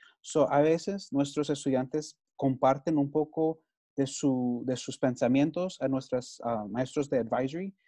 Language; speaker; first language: Spanish; early bilingual, heritage; Spanish